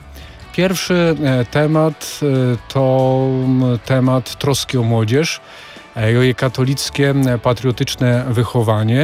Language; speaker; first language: Polish; native; Polish